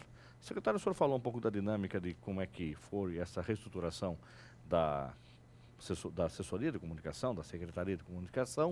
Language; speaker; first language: Portuguese; native; Portuguese